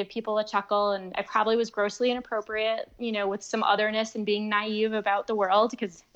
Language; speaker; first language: English; native; English